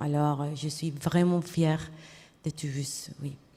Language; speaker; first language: French; non-native, fluent; Spanish